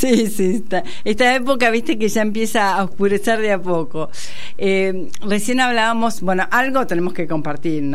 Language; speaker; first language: Spanish; native; Spanish